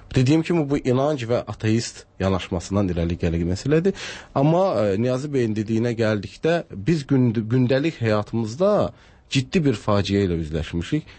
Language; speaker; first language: Azerbaijani; native; Azerbaijani